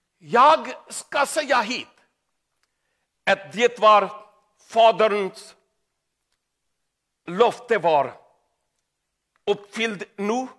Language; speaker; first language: Swedish; non-native, learner; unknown